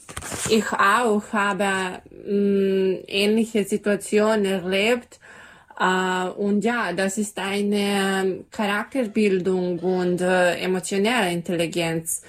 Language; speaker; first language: German; non-native, learner; Serbian